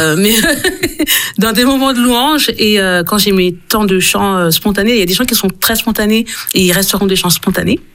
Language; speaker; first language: French; early bilingual, other home language; Haitian Creole